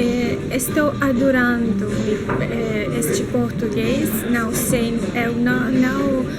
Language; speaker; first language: Portuguese; non-native, learner; Russian